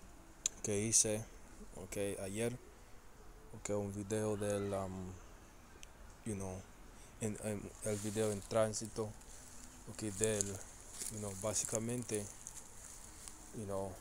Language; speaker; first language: Spanish; early bilingual, heritage; Spanish